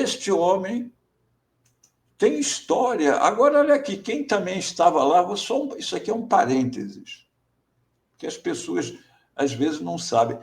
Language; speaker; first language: Portuguese; native; Portuguese